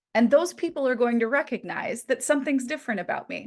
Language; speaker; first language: English; native; English